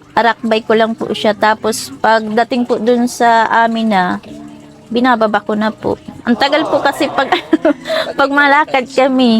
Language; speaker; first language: Filipino; non-native, local second language; Cebuano